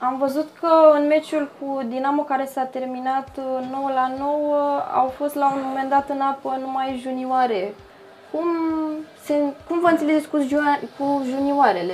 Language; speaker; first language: Romanian; native; Romanian